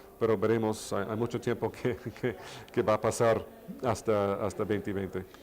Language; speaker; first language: Spanish; non-native, fluent; English